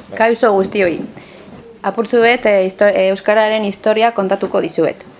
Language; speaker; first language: Basque; non-native, local second language; Spanish